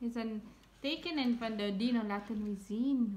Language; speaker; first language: Dutch; non-native, learner; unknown